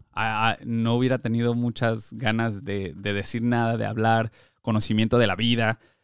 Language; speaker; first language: Spanish; early bilingual, heritage; Spanish